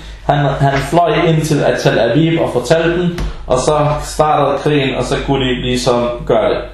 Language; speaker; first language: Danish; early bilingual, other home language; Arabic